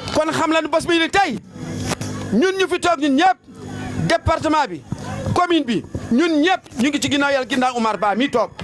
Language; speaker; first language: Wolof; non-native, local second language; Fula